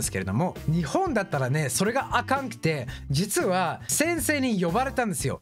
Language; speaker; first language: Japanese; non-native, fluent; English